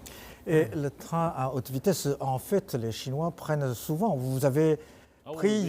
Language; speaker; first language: French; non-native, fluent; Chinese